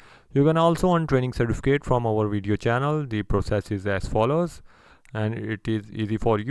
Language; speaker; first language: English; non-native, local second language; Urdu